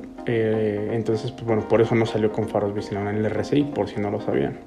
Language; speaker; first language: Spanish; native; Spanish